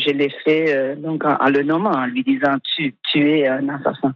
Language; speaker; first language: French; non-native, fluent; Spanish